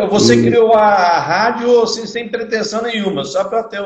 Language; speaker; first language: Portuguese; native; Portuguese